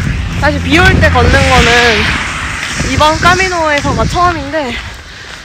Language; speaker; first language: Korean; native; Korean